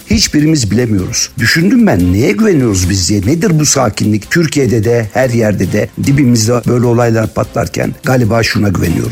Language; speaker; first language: Turkish; native; Turkish